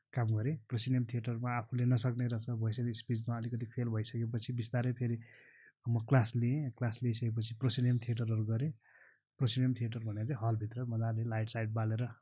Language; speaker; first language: Nepali; non-native, local second language; Eastern Tamang